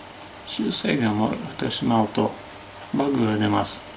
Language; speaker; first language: Japanese; non-native, fluent; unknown